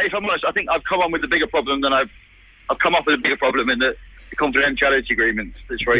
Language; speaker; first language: English; native; English